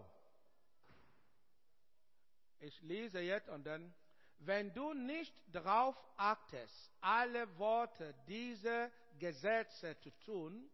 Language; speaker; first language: German; non-native, learner; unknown